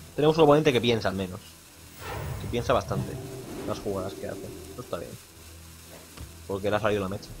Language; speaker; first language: Spanish; native; Spanish